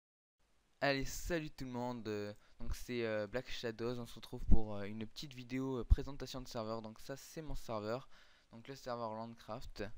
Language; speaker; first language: French; native; French